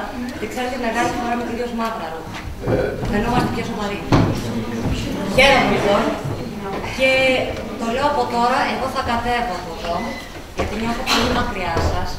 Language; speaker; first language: Greek; native; Greek